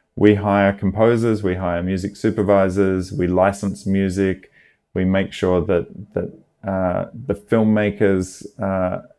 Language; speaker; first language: English; native; English